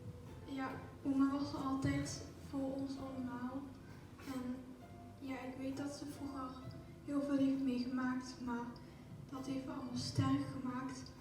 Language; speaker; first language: Dutch; early bilingual, other home language; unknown